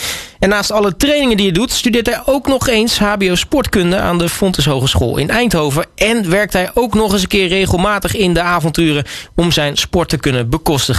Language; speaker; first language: Dutch; native; Dutch